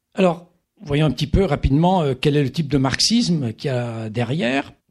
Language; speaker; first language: French; native; French